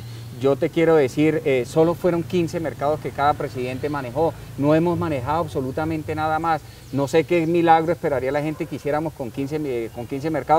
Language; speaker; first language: Spanish; native; Spanish